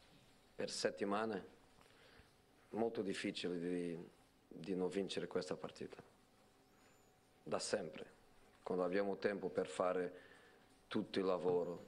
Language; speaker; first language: Italian; non-native, fluent; Portuguese